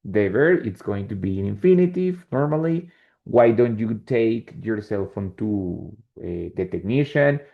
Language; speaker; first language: English; non-native, fluent; Spanish